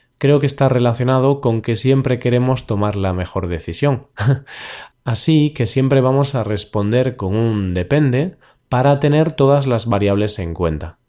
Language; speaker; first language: Spanish; native; Spanish